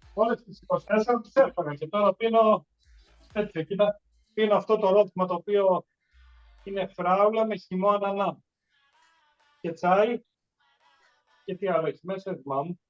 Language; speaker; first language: Greek; native; Greek